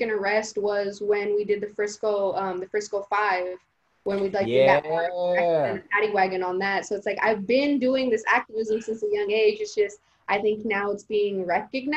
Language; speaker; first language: English; early bilingual, other home language; Spanish